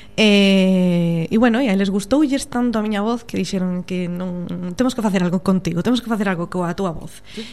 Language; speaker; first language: Galician; native; Galician